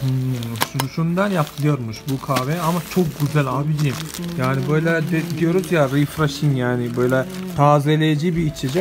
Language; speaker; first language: Turkish; non-native, fluent; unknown